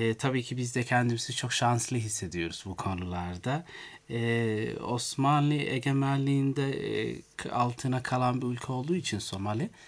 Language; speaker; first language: Turkish; non-native, fluent; Somali